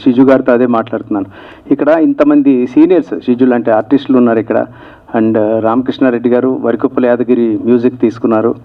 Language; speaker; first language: Telugu; native; Telugu